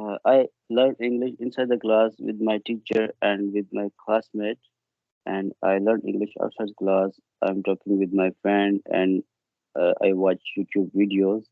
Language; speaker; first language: English; non-native, learner; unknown